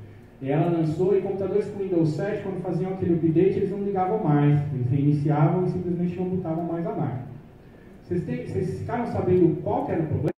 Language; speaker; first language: Portuguese; native; Portuguese